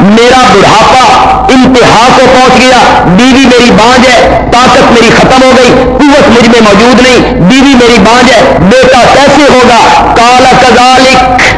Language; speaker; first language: Urdu; non-native, local second language; Punjabi